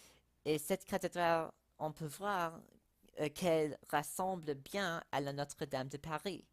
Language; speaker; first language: French; non-native, learner; English